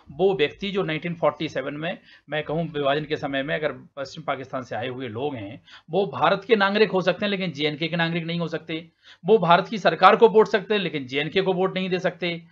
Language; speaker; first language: Hindi; native; Hindi